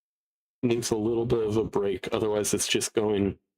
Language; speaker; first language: English; native; English